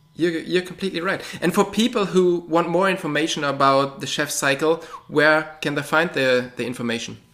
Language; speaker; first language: English; non-native, fluent; German